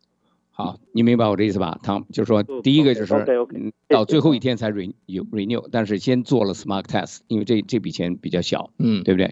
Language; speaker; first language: Chinese; native; Chinese